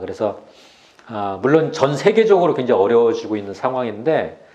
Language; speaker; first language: Korean; native; Korean